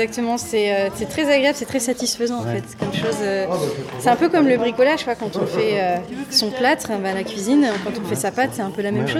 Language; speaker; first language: French; native; French